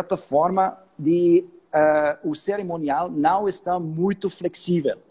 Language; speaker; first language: Portuguese; non-native, fluent; German